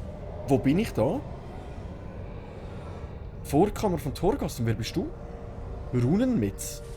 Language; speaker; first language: German; native; German